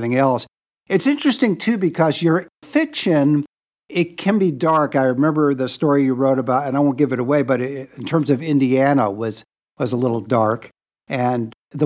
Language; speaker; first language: English; native; English